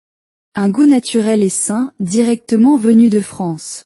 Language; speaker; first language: French; non-native, learner; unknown